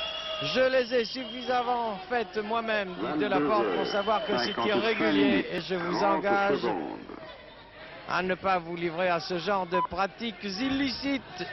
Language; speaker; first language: French; native; French